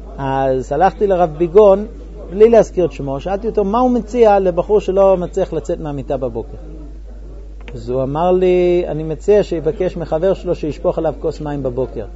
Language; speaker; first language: Hebrew; non-native, fluent; English